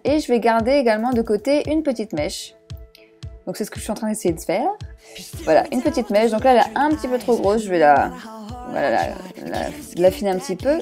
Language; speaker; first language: French; native; French